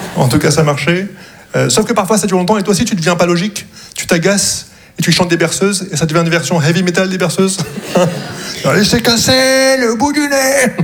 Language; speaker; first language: French; early bilingual, other home language; Arabic